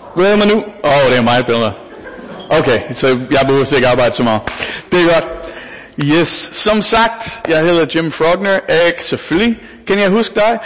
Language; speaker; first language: Danish; non-native, fluent; English